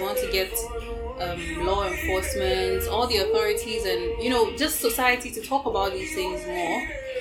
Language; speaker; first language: English; non-native, local second language; Ewe